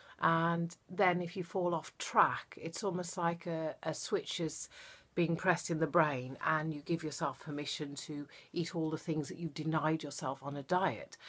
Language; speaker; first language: English; native; English